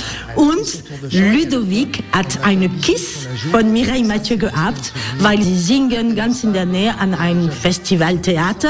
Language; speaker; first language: German; non-native, learner; French